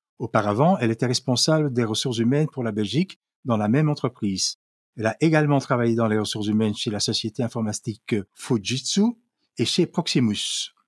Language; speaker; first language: French; non-native, local second language; Dutch